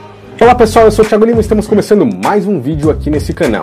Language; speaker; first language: Portuguese; native; Portuguese